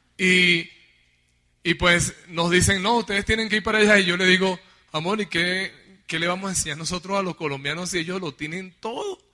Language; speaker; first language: Spanish; native; Spanish